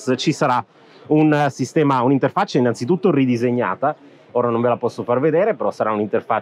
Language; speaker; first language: Italian; native; Italian